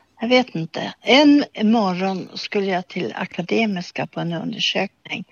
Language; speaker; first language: Swedish; native; Swedish